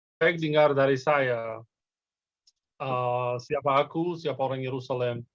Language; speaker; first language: Indonesian; non-native, fluent; Arabic